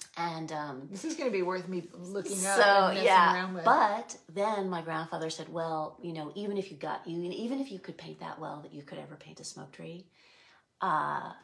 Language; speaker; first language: English; native; English